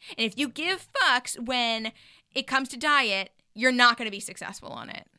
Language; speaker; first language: English; native; English